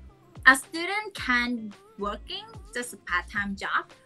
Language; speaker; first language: English; non-native, learner; Thai